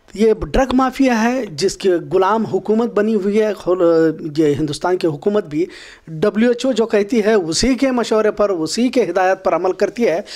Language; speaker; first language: Urdu; native; Urdu